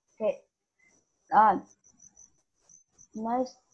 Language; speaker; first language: English; non-native, learner; Vietnamese